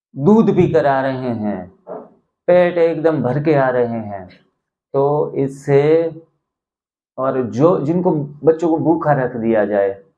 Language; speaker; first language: Hindi; non-native, local second language; Gujarati